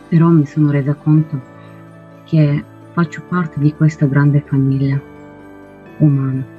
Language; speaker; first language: Italian; non-native, fluent; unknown